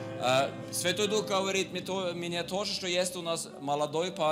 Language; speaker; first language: Russian; non-native, fluent; Armenian